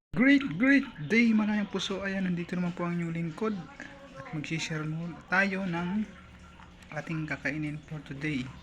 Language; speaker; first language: Filipino; non-native, local second language; Bikol